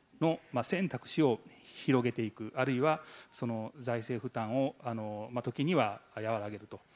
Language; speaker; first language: Japanese; native; Japanese